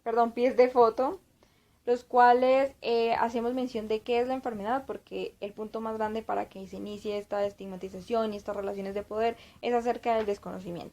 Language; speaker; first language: Spanish; native; Spanish